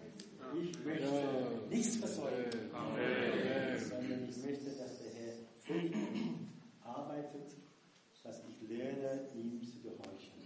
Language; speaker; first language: German; non-native, fluent; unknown